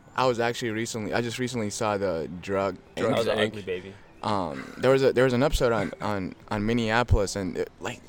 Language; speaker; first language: English; early bilingual, other home language; Amharic